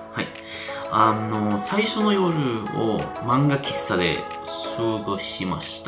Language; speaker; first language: Japanese; non-native, learner; Vietnamese